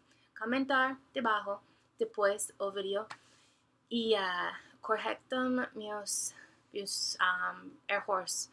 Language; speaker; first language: Portuguese; non-native, learner; English